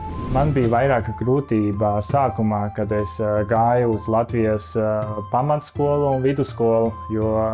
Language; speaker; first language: Latvian; early bilingual, other home language; Chinese